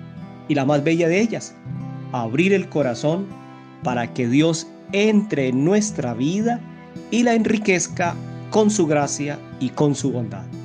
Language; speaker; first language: Spanish; native; Spanish